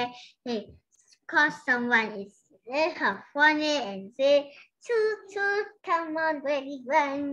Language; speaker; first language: English; non-native, learner; Vietnamese